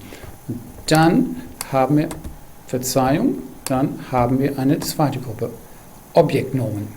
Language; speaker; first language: German; non-native, fluent; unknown